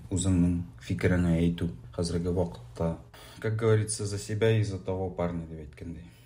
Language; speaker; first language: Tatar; native; Tatar